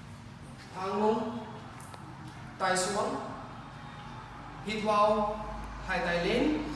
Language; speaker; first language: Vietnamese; non-native, learner; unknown